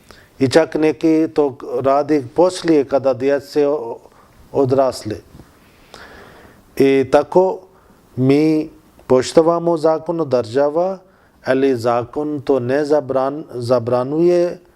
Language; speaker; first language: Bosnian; non-native, learner; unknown